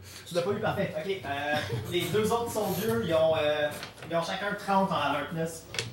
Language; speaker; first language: French; native; French